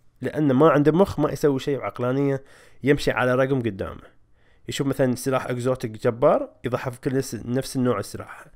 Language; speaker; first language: Arabic; native; Arabic